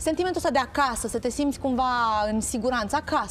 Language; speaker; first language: Romanian; native; Romanian